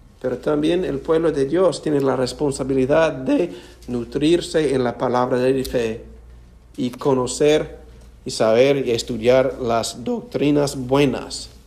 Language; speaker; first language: Spanish; non-native, fluent; English